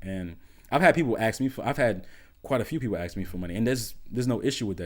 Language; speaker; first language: English; native; English